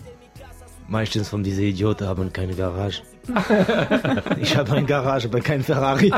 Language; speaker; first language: German; non-native, local second language; French